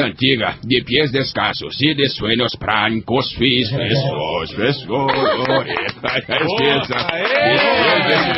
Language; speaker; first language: Portuguese; native; Portuguese